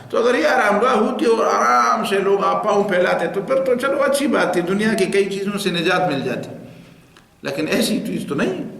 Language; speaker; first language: Urdu; non-native, local second language; Pashto